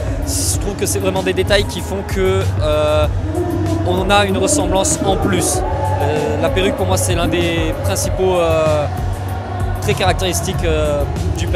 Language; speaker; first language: French; native; French